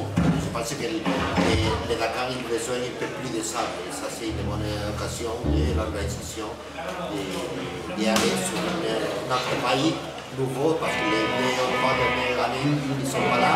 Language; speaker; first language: French; non-native, learner; Catalan